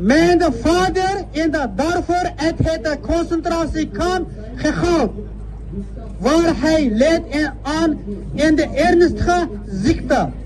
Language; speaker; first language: Dutch; non-native, fluent; Uyghur